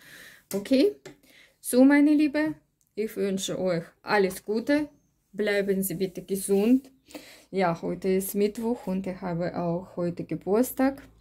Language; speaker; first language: German; non-native, learner; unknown